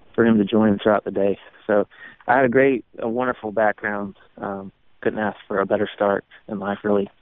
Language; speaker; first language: English; native; English